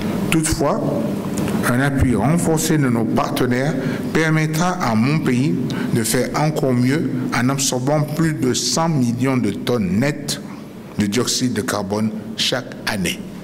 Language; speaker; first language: French; native; French